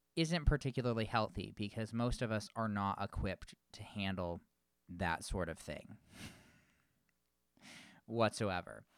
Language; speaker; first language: English; native; English